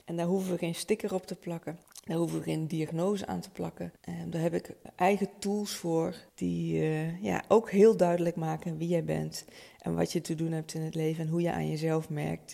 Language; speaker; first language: Dutch; native; Dutch